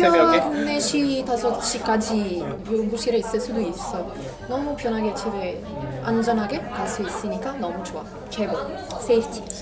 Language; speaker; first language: Korean; non-native, learner; Arabic